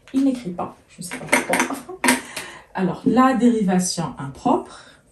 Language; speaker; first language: French; non-native, local second language; Arabic